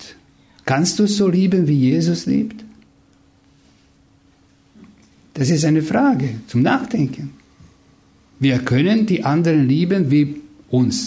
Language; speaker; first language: German; non-native, fluent; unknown